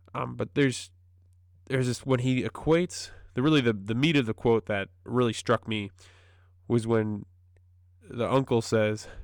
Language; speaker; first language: English; native; English